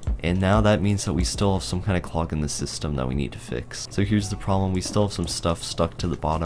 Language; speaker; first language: English; native; English